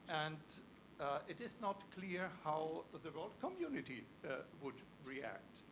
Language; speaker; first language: English; non-native, fluent; German